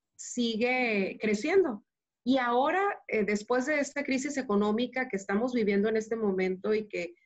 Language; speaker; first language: Spanish; native; Spanish